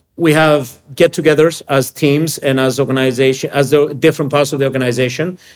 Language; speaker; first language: English; early bilingual, other home language; Greek